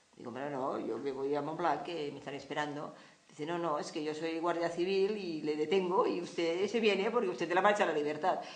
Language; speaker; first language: Spanish; non-native, local second language; Catalan